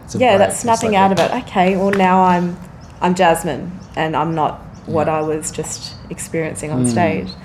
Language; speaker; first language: English; native; English